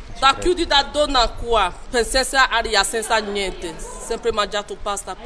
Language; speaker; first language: Italian; non-native, learner; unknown